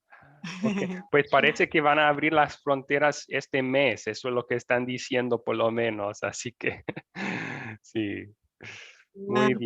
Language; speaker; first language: Spanish; non-native, fluent; English